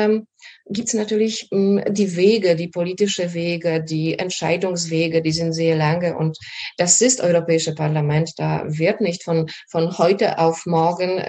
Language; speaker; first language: German; non-native, fluent; Polish